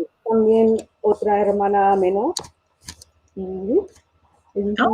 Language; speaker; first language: Spanish; non-native, fluent; English